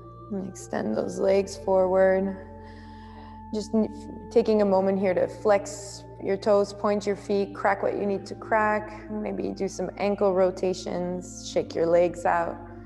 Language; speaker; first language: English; native; English